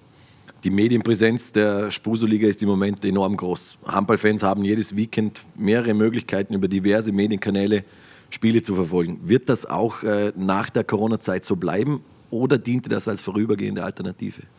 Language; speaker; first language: German; native; German